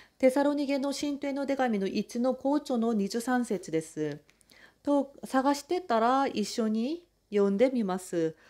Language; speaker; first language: Japanese; non-native, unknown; Korean